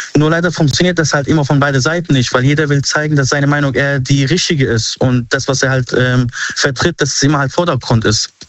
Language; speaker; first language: German; early bilingual, other home language; Arabic